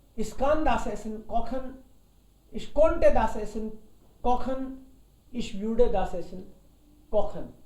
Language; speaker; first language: German; non-native, learner; Hindi